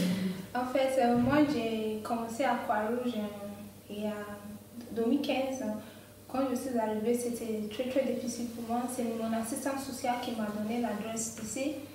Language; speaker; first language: French; non-native, fluent; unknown